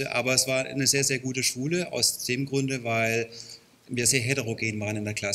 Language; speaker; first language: German; native; German